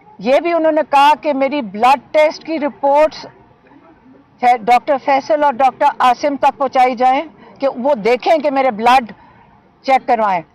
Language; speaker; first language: Urdu; native; Urdu